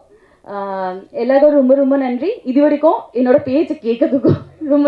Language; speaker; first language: Tamil; non-native, fluent; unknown